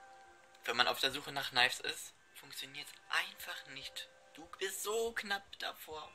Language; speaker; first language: German; native; German